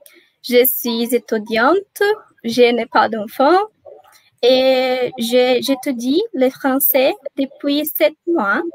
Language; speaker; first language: French; non-native, learner; Portuguese